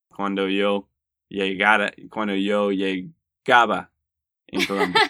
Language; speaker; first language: Spanish; non-native, learner; English